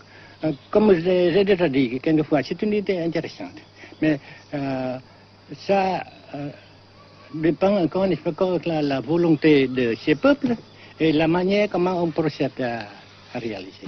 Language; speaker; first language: French; non-native, fluent; Vietnamese